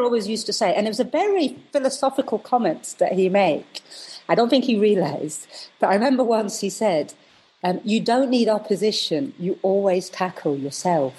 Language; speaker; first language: English; native; English